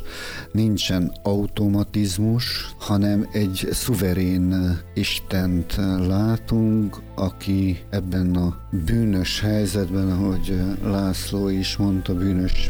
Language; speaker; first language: Hungarian; native; Hungarian